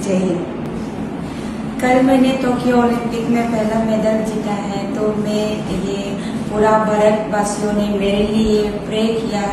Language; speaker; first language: Hindi; non-native, local second language; Manipuri